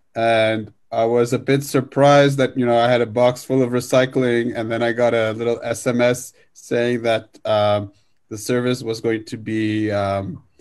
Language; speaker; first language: English; native; English